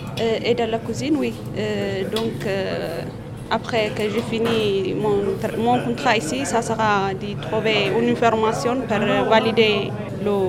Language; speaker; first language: French; non-native, learner; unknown